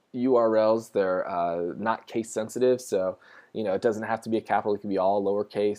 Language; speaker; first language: English; native; English